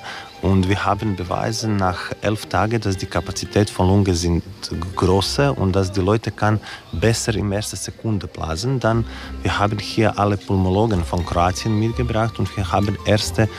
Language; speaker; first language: German; non-native, learner; Croatian